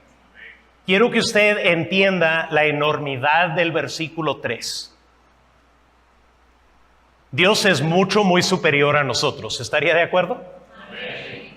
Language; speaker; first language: Spanish; non-native, fluent; English